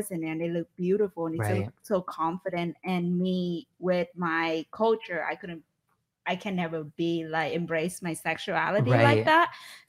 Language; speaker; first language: English; non-native, fluent; Vietnamese